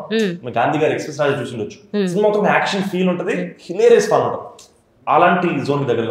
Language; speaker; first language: Telugu; native; Telugu